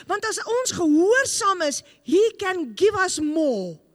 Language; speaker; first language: English; non-native, local second language; Afrikaans